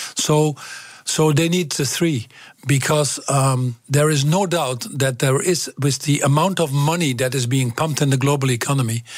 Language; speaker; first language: English; non-native, fluent; Dutch